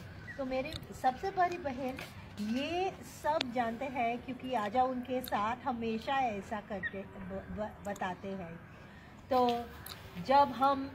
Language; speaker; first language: Hindi; early bilingual, heritage; Hindi